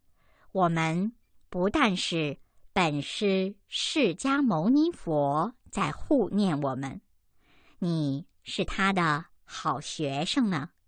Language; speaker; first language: Chinese; native; Chinese